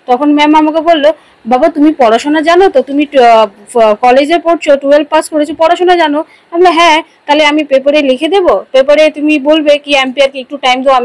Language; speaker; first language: Bangla; non-native, local second language; Hindi